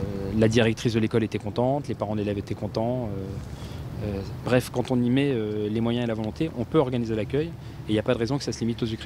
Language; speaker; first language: French; native; French